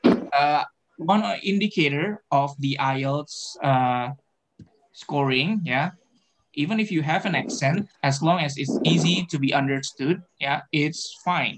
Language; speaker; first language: English; non-native, fluent; Indonesian